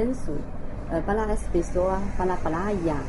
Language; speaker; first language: Portuguese; non-native, learner; Chinese